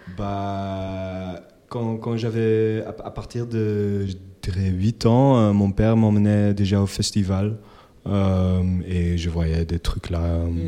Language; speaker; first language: French; non-native, local second language; Dutch